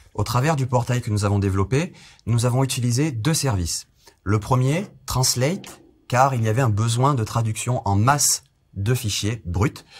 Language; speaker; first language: French; native; French